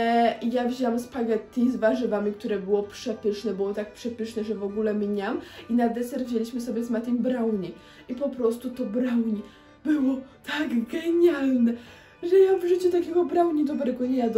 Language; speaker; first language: Polish; native; Polish